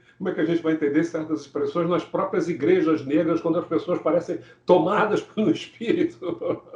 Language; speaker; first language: Portuguese; native; Portuguese